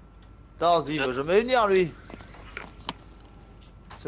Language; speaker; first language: French; native; French